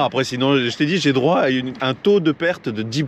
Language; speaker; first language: French; native; French